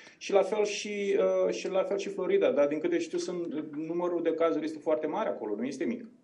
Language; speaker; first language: Romanian; native; Romanian